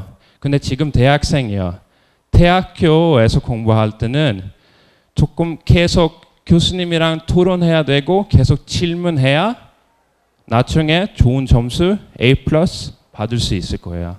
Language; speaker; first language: Korean; non-native, fluent; Norwegian